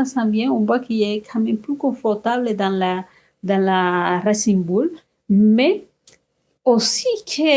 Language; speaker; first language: French; non-native, fluent; Spanish